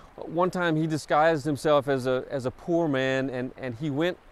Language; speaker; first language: English; native; English